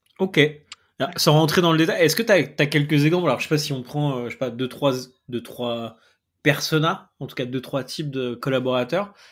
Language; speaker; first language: French; native; French